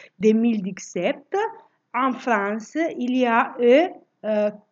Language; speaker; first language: French; non-native, fluent; Italian